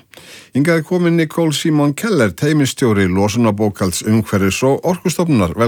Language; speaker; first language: Icelandic; native; Icelandic